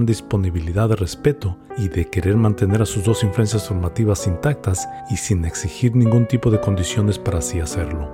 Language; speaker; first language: Spanish; native; Spanish